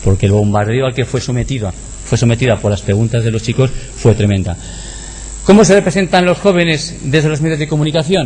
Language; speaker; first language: Spanish; native; Spanish